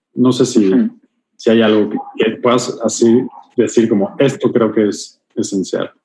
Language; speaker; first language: Spanish; native; Spanish